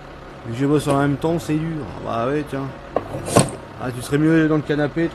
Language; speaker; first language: French; native; French